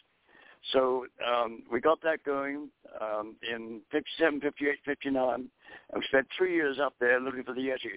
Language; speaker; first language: English; native; English